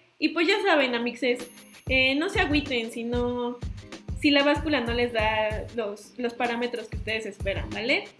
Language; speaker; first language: Spanish; native; Spanish